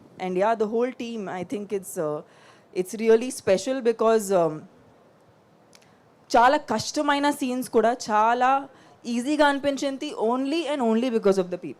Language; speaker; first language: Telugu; non-native, local second language; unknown